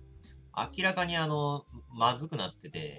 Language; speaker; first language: Japanese; native; Japanese